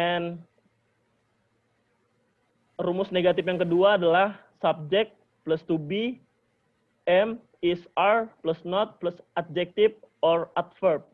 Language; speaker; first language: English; non-native, learner; Indonesian